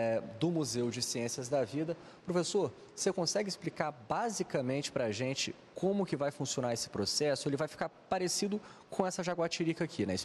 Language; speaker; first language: Portuguese; native; Portuguese